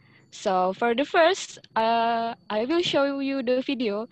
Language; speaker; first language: English; non-native, learner; Indonesian